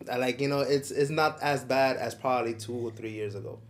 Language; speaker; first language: English; early bilingual, other home language; Spanish